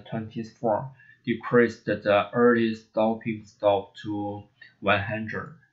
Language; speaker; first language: English; non-native, learner; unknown